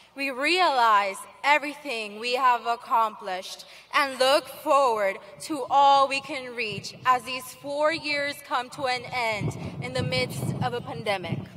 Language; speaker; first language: English; early bilingual, other home language; Spanish